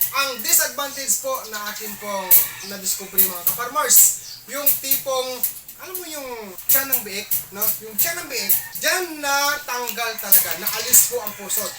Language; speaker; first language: Filipino; non-native, local second language; Cebuano